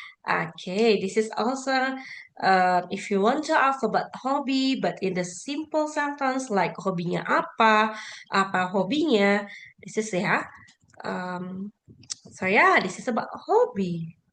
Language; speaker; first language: English; non-native, learner; Indonesian